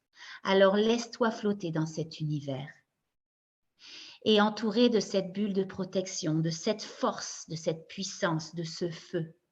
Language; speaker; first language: French; native; French